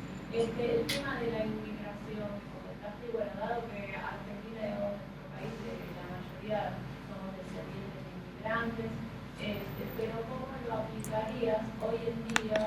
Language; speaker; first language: Spanish; native; Spanish